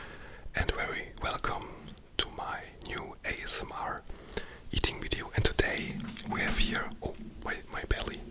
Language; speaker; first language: English; non-native, fluent; German